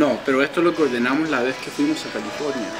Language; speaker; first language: Spanish; early bilingual, heritage; Spanish